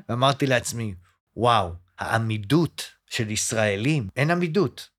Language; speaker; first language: Hebrew; early bilingual, other home language; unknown